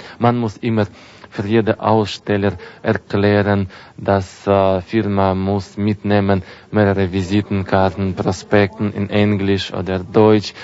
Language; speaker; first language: German; non-native, learner; Russian